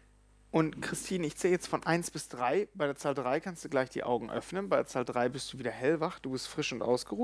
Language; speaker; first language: German; native; German